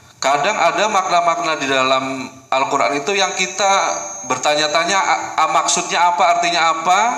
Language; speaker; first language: Indonesian; native; Indonesian